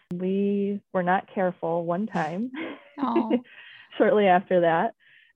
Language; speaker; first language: English; native; English